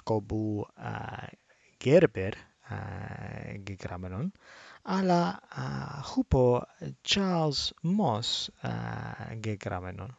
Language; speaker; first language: Greek; non-native, fluent; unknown